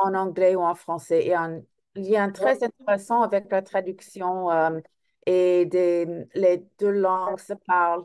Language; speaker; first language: French; non-native, fluent; English